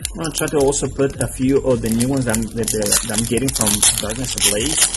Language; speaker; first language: English; non-native, fluent; Spanish